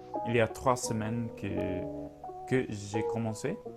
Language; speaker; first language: French; non-native, learner; English